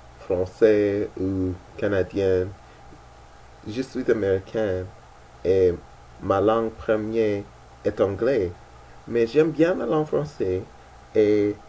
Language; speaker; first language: French; non-native, learner; English